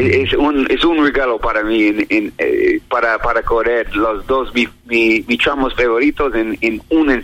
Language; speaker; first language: Spanish; non-native, learner; English